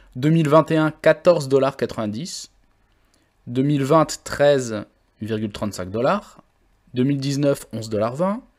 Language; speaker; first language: French; native; French